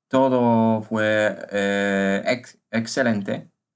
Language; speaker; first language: Spanish; non-native, learner; Polish